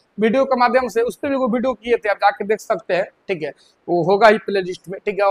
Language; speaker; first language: Hindi; native; Hindi